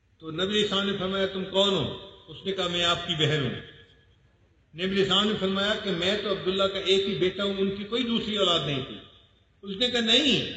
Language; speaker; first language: Urdu; non-native, local second language; Punjabi